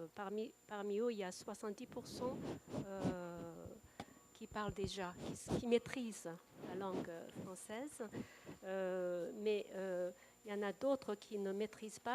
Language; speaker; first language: French; non-native, fluent; Japanese